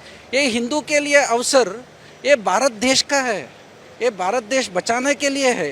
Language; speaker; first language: Hindi; non-native, local second language; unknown